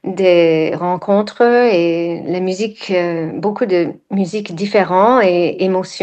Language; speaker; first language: French; non-native, fluent; English